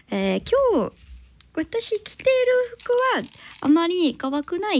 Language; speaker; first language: Japanese; non-native, learner; English